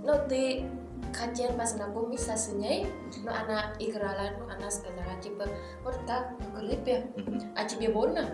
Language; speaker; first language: Russian; non-native, learner; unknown